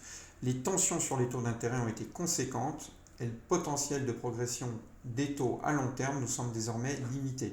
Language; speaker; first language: French; native; French